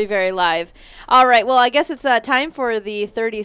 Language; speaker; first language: English; native; English